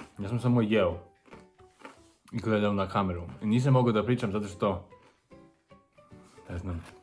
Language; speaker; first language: Serbian; non-native, learner; English